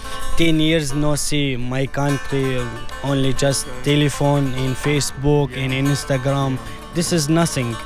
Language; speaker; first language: English; non-native, learner; Arabic